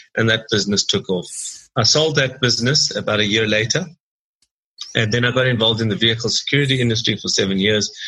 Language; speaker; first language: English; native; English